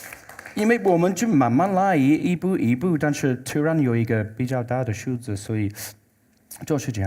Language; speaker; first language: Chinese; non-native, learner; English